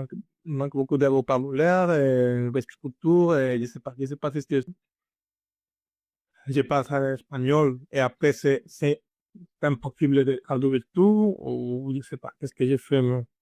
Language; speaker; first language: French; non-native, learner; Spanish